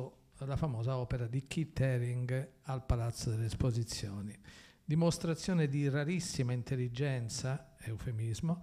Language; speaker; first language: Italian; native; Italian